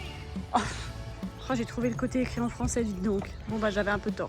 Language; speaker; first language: French; native; French